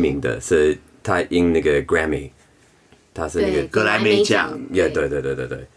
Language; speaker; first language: Chinese; non-native, learner; English